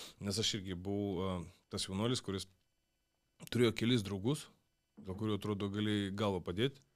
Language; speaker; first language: Lithuanian; non-native, local second language; Russian